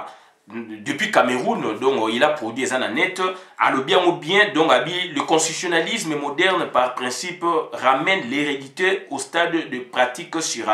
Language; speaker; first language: French; non-native, local second language; Lingala